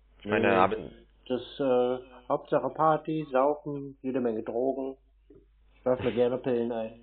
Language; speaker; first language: German; native; German